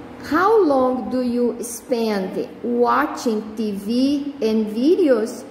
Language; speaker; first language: English; non-native, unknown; Portuguese